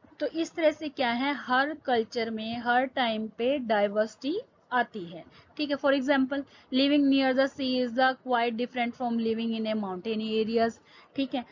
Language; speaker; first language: Hindi; native; Hindi